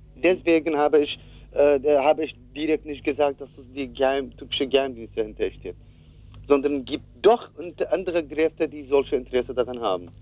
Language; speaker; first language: German; non-native, learner; Kurdish